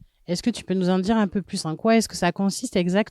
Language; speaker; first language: French; native; French